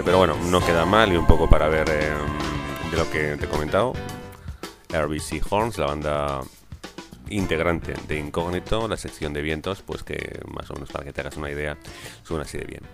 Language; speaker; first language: Spanish; native; Spanish